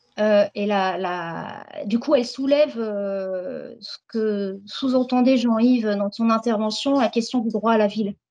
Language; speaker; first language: French; native; French